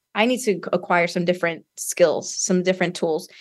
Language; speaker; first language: English; native; English